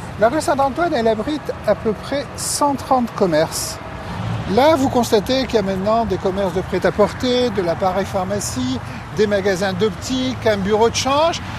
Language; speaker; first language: French; native; French